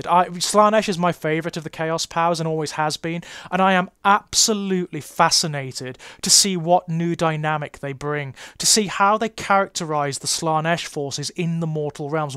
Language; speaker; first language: English; native; English